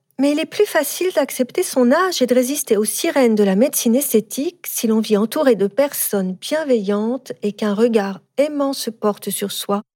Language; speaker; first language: French; native; French